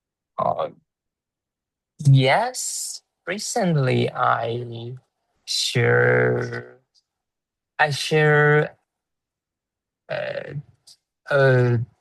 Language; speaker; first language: English; non-native, learner; Chinese